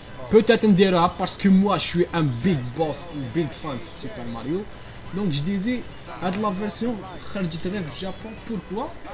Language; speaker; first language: French; non-native, local second language; Arabic